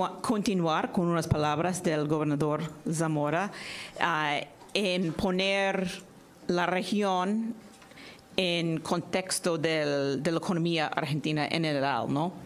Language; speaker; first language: Spanish; non-native, fluent; English